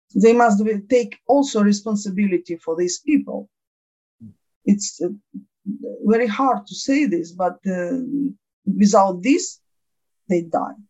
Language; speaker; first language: English; non-native, learner; Ukrainian